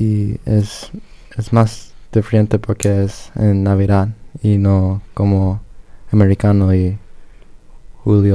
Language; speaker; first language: Spanish; early bilingual, other home language; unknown